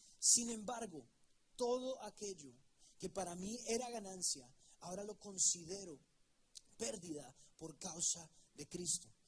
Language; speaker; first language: Spanish; native; Spanish